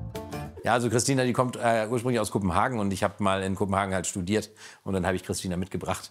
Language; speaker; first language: German; native; German